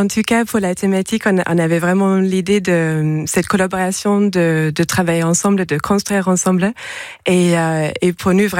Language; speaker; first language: French; non-native, fluent; English